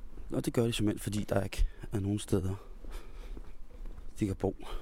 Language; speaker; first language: Danish; native; Danish